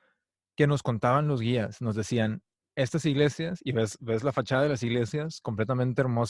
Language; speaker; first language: Spanish; native; Spanish